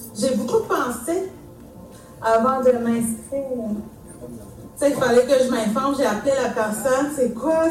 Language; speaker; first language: French; non-native, local second language; Innu-aimun